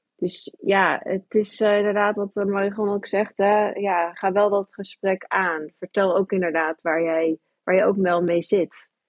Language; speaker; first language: Dutch; early bilingual, heritage; Dutch